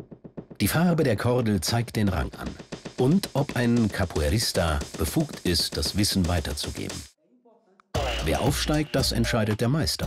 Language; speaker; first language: German; native; German